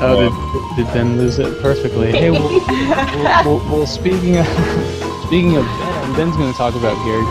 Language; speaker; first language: English; native; English